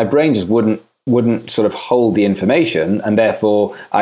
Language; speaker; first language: English; native; English